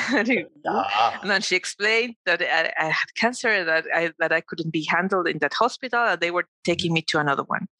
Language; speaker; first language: English; non-native, fluent; Spanish